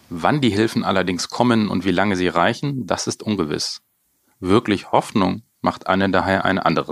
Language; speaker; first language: German; native; German